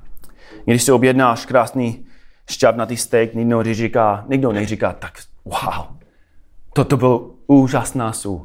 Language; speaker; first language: Czech; non-native, fluent; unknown